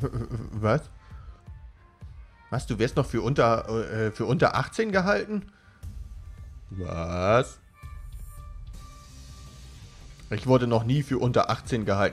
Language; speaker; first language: German; native; German